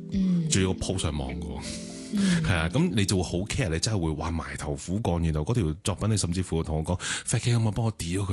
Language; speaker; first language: Cantonese; native; Cantonese